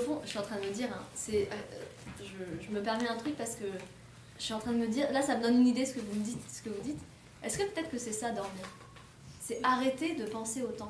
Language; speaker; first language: French; native; French